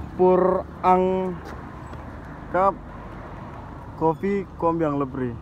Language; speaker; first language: French; non-native, learner; Indonesian